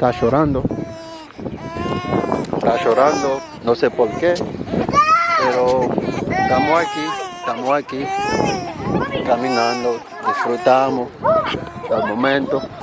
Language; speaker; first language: Spanish; non-native, learner; Haitian Creole